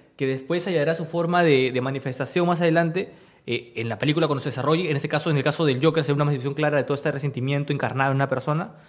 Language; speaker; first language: Spanish; native; Spanish